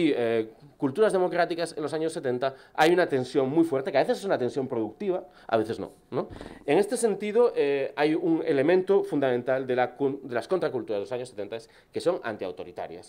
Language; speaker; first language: Spanish; native; Spanish